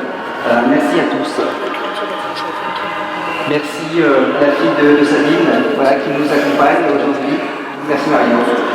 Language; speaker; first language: French; native; French